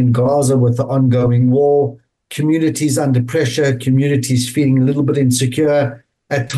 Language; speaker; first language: English; native; English